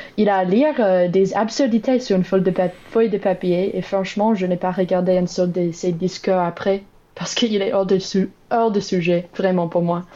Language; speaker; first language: French; non-native, learner; English